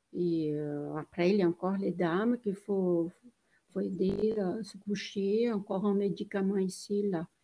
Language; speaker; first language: French; non-native, fluent; Portuguese